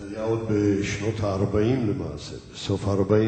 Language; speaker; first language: Hebrew; early bilingual, other home language; Yiddish